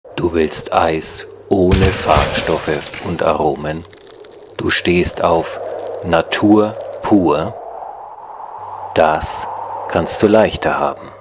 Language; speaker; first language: German; native; German